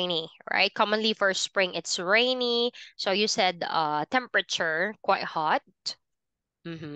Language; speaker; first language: English; non-native, fluent; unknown